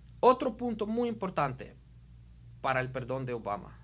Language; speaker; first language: Spanish; non-native, fluent; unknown